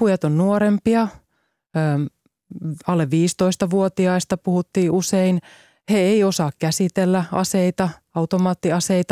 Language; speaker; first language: Finnish; native; Finnish